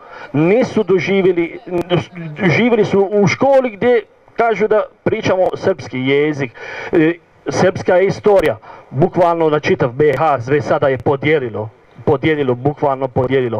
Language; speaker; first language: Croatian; non-native, learner; Italian